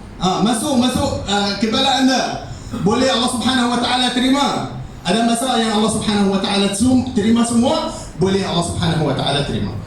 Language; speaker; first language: Malay; non-native, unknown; Arabic